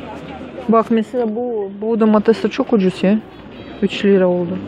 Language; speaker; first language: Russian; native; Russian